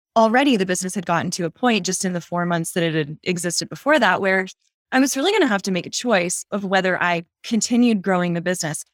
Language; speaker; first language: English; native; English